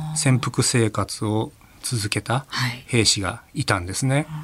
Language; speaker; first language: Japanese; native; Japanese